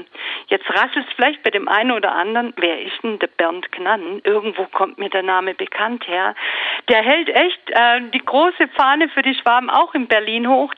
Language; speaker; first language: German; native; German